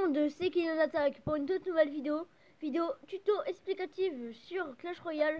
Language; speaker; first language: French; native; French